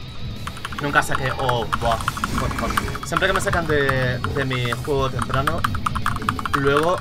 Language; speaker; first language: Spanish; native; Spanish